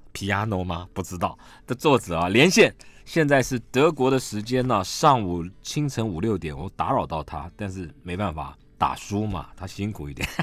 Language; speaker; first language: Chinese; native; Chinese